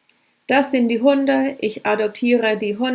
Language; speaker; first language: German; non-native, fluent; English